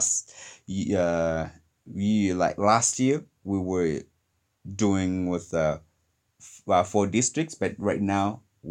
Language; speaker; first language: English; non-native, local second language; Nyanja